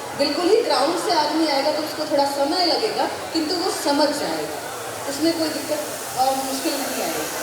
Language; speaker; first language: Hindi; non-native, local second language; Maithili